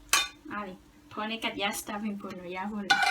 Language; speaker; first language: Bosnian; early bilingual, heritage; Bosnian